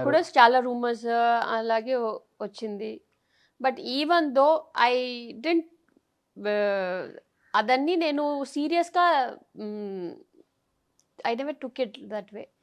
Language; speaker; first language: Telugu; non-native, fluent; Tamil